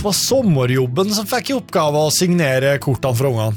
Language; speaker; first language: Norwegian; native; Norwegian